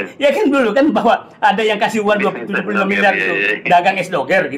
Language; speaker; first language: Indonesian; native; Indonesian